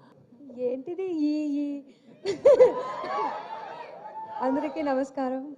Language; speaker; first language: Telugu; non-native, learner; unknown